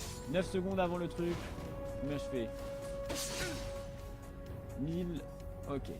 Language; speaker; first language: French; native; French